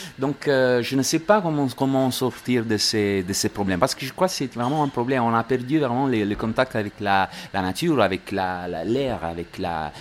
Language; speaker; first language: French; non-native, learner; Italian